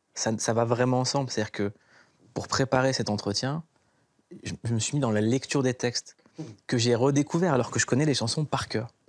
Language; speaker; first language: French; native; French